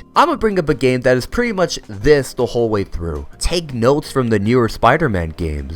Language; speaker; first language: English; native; English